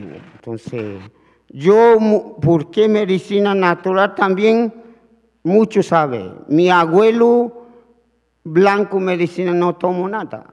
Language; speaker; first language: Spanish; non-native, learner; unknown